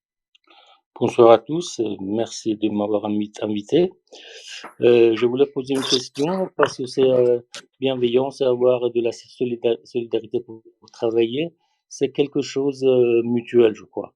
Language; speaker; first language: French; non-native, learner; Persian